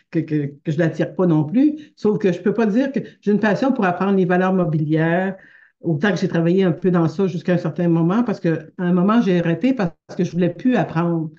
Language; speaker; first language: French; native; French